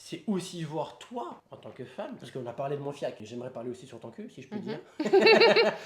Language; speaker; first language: French; native; French